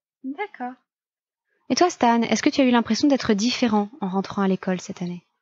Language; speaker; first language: French; native; French